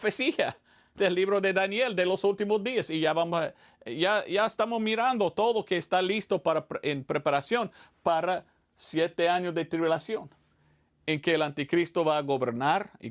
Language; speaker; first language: Spanish; non-native, fluent; English